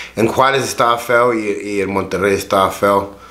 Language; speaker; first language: Spanish; early bilingual, heritage; Spanish